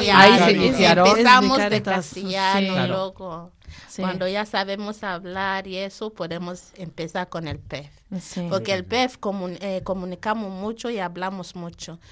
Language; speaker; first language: Spanish; non-native, fluent; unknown